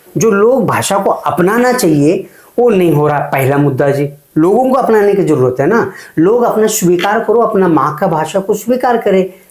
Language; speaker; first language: Hindi; non-native, local second language; Kannada